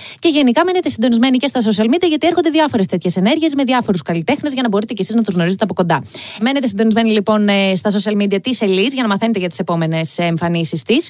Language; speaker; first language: Greek; native; Greek